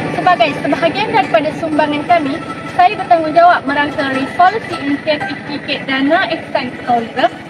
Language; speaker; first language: Malay; native; Malay